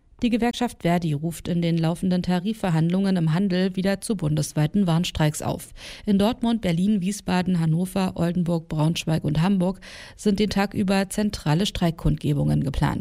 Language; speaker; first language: German; native; German